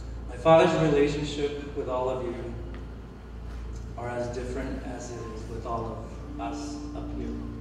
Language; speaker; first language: English; early bilingual, other home language; Chinese